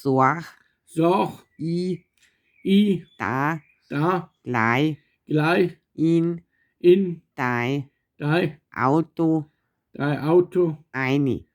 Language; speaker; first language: German; native; German